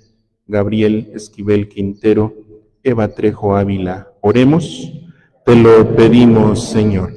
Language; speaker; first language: Spanish; native; Spanish